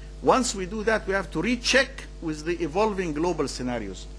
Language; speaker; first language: English; non-native, fluent; Arabic